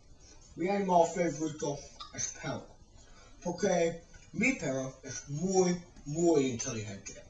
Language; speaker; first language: Spanish; non-native, learner; English